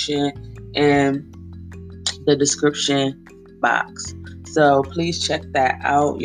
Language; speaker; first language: English; native; English